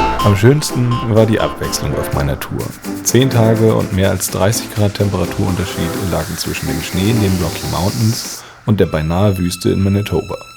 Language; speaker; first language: German; native; German